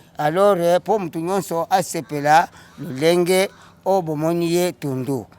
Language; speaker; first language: Lingala; non-native, local second language; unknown